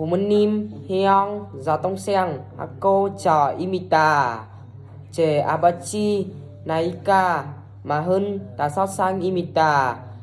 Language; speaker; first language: Korean; non-native, learner; Vietnamese